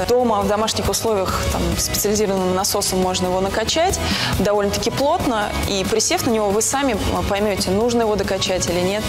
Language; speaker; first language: Russian; native; Russian